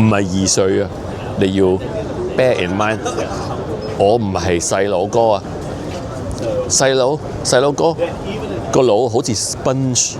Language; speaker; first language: Cantonese; early bilingual, heritage; English